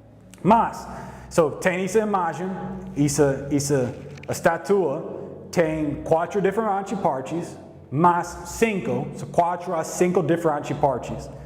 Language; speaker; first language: Portuguese; non-native, learner; English